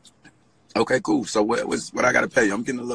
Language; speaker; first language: English; native; English